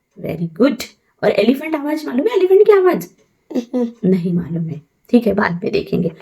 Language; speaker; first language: Hindi; non-native, local second language; Marathi